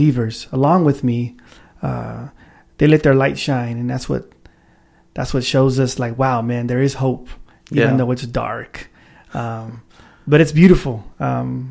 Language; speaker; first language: English; native; English